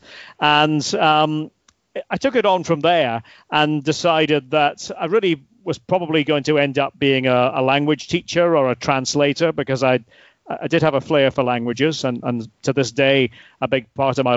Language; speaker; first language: English; native; English